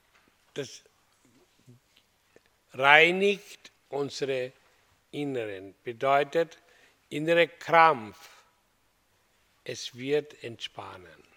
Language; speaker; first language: German; non-native, learner; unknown